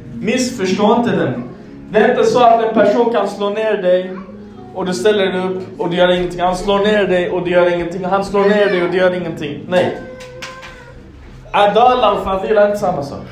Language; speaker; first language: Swedish; non-native, fluent; Arabic